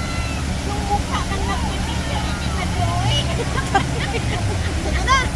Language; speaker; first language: Filipino; native; Filipino